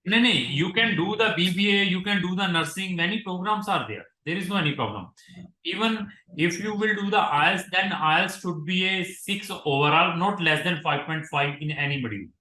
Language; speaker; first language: English; non-native, local second language; Hindi